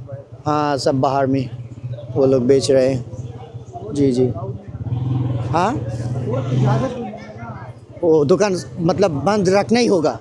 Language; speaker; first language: Hindi; non-native, fluent; Bangla